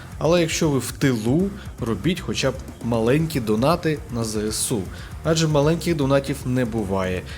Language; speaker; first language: Ukrainian; native; Ukrainian